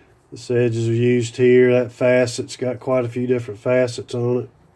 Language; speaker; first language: English; native; English